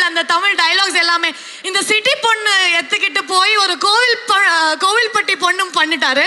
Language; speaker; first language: Tamil; non-native, local second language; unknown